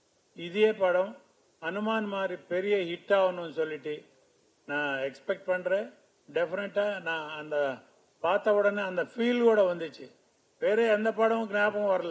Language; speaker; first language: Tamil; non-native, learner; Telugu